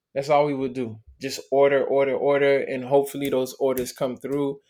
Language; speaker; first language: English; native; English